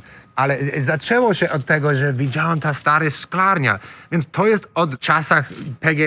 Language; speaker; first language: Polish; non-native, learner; English